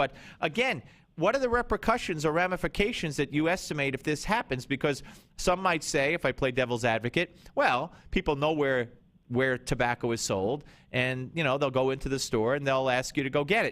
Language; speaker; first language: English; native; English